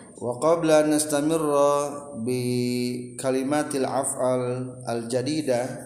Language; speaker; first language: Arabic; non-native, fluent; Indonesian